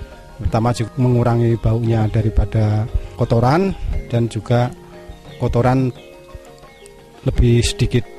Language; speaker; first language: Indonesian; non-native, local second language; Javanese